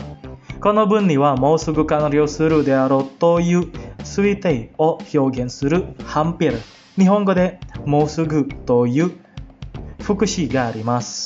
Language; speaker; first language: Japanese; non-native, fluent; Indonesian